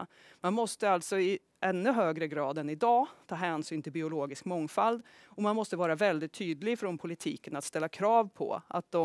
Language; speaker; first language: Swedish; native; Swedish